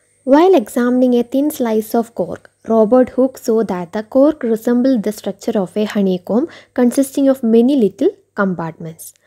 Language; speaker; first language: English; non-native, local second language; Malayalam